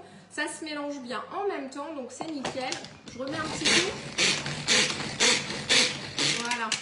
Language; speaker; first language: French; native; French